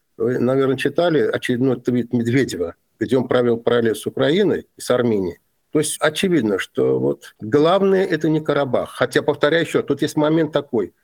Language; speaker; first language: Russian; non-native, local second language; Azerbaijani